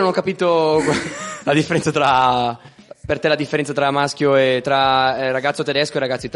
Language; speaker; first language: Italian; native; Italian